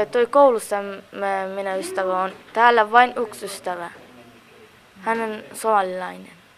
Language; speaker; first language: Finnish; non-native, learner; Persian